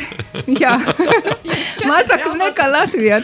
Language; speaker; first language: Latvian; non-native, learner; Romanian